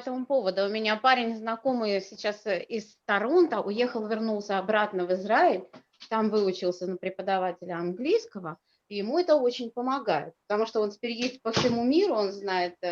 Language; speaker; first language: Russian; native; Russian